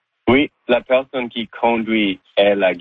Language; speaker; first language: French; non-native, learner; English